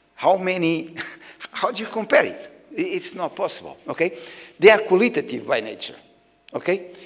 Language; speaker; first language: English; non-native, fluent; Portuguese